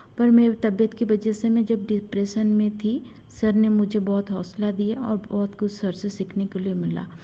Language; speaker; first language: Hindi; native; Hindi